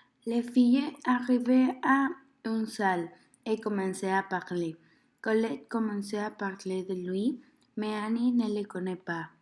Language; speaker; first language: French; non-native, learner; Spanish